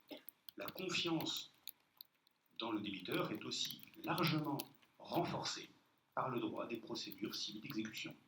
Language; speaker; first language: French; native; French